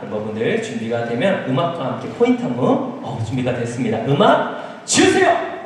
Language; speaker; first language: Korean; native; Korean